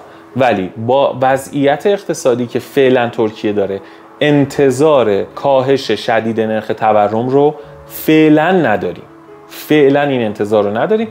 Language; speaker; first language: Persian; native; Persian